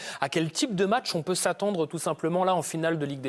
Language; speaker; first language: French; native; French